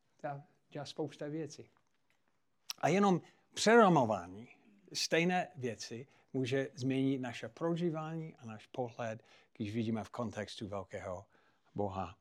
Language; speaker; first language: Czech; non-native, fluent; English